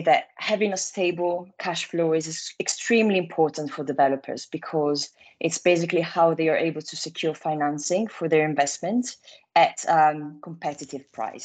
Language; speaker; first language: English; non-native, fluent; Italian